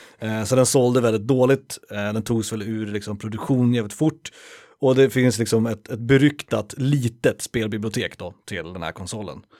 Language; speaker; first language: Swedish; native; Swedish